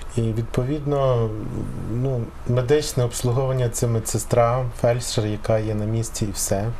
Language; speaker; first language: Ukrainian; native; Ukrainian